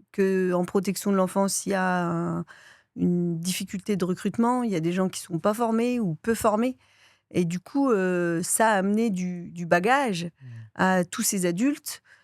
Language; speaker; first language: French; native; French